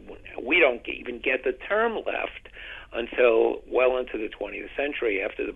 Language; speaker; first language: English; native; English